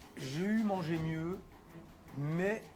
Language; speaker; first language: French; native; French